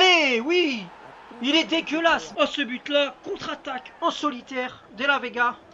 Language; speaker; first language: French; native; French